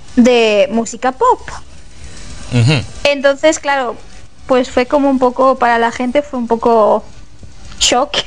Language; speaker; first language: Spanish; native; Spanish